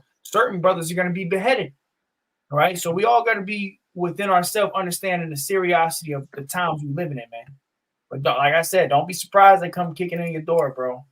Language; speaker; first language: English; native; English